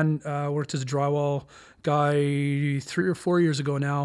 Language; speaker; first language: English; native; English